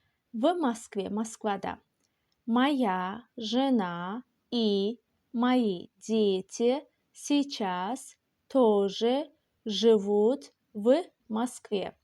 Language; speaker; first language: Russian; non-native, local second language; Azerbaijani